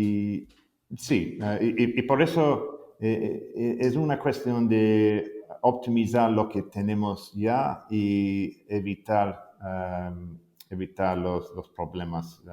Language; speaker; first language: Spanish; non-native, fluent; English